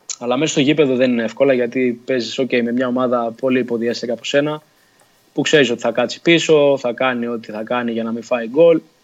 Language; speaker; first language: Greek; early bilingual, other home language; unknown